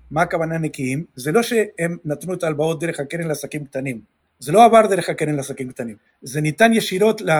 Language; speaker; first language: Hebrew; non-native, fluent; Spanish